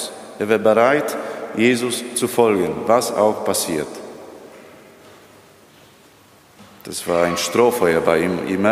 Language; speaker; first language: German; non-native, fluent; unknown